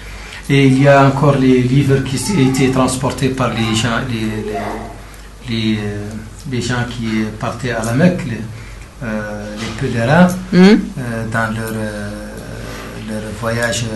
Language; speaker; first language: French; non-native, local second language; Arabic